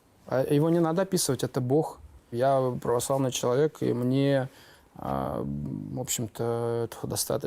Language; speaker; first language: Russian; native; Russian